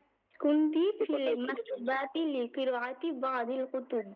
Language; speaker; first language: Arabic; non-native, learner; Bangla